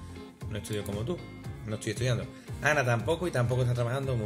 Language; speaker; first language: Spanish; native; Spanish